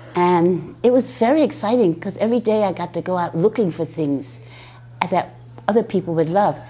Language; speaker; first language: English; native; English